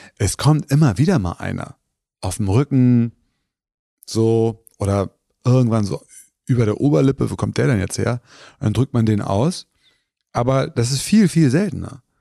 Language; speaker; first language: German; early bilingual, other home language; Turkish